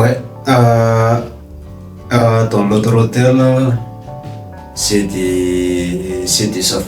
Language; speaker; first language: French; non-native, local second language; Malagasy